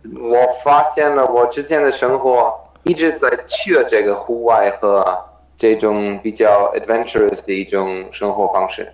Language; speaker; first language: Chinese; non-native, fluent; German